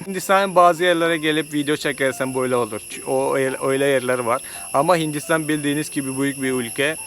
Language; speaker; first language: Turkish; non-native, fluent; Malayalam